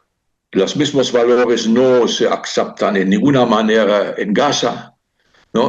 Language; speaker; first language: Spanish; non-native, fluent; German